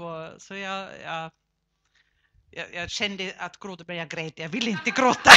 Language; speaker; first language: Swedish; non-native, fluent; German